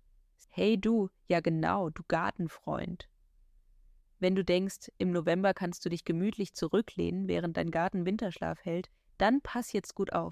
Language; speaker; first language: German; native; German